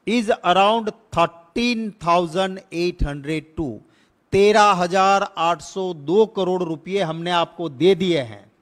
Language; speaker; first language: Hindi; non-native, local second language; Gujarati